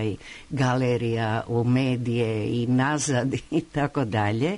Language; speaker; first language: Croatian; native; Croatian